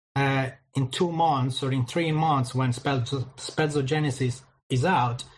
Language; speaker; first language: English; non-native, fluent; Italian